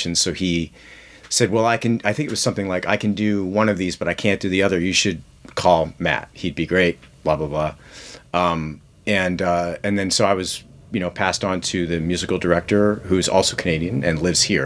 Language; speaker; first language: English; native; English